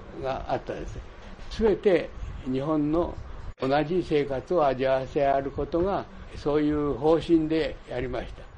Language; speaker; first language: Japanese; native; Japanese